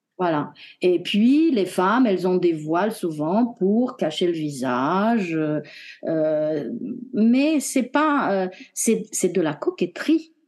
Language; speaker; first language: French; non-native, fluent; Romanian